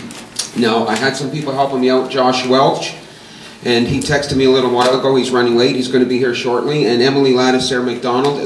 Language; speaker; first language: English; native; English